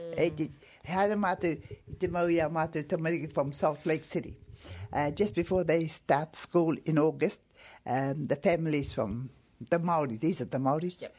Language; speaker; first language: English; native; English